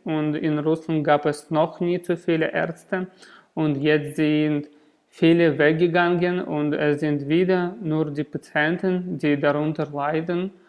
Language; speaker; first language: German; non-native, learner; Russian